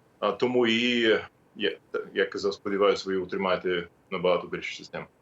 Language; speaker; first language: Ukrainian; non-native, fluent; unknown